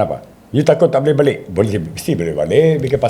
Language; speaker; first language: Malay; native; Malay